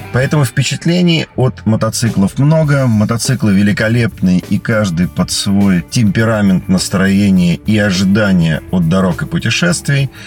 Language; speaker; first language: Russian; native; Russian